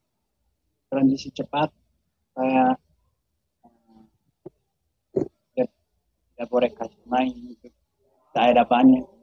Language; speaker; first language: Indonesian; non-native, learner; Japanese